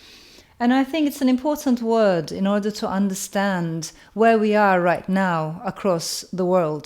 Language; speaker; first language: English; non-native, fluent; Turkish